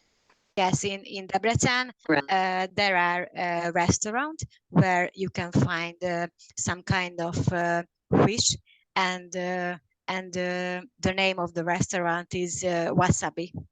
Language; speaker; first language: English; non-native, learner; Hungarian